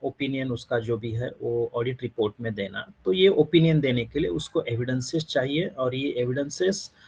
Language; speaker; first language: Hindi; non-native, local second language; Marathi